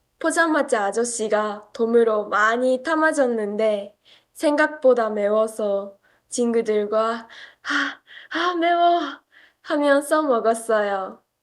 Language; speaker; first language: Korean; non-native, fluent; Japanese